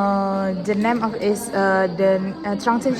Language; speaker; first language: English; non-native, learner; Indonesian